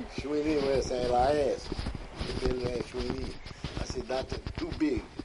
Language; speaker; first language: French; native; French